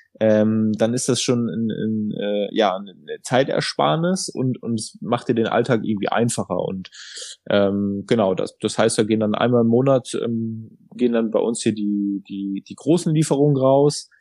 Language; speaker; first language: German; native; German